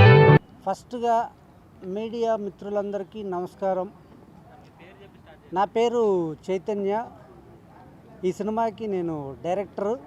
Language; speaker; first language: Telugu; native; Telugu